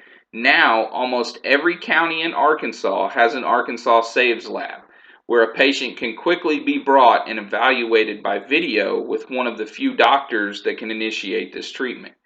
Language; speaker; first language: English; native; English